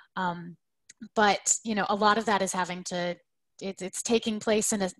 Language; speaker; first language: English; native; English